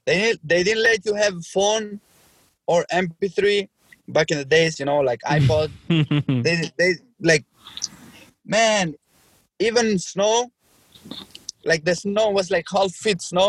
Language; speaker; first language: English; non-native, fluent; Albanian